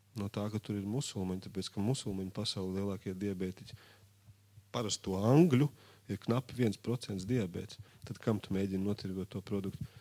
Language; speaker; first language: Latvian; native; Latvian